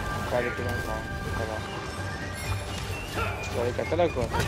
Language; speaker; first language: French; native; French